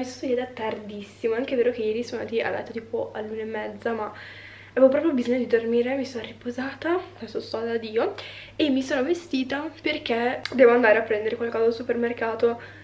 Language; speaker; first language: Italian; native; Italian